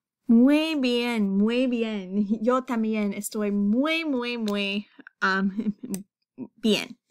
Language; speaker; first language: Spanish; non-native, fluent; English